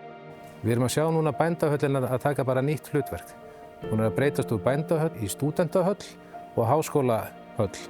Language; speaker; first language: Icelandic; native; Icelandic